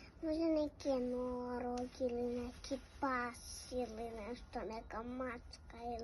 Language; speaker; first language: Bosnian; early bilingual, heritage; Serbian